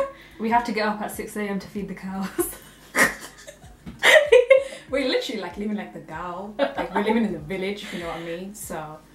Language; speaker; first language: English; native; English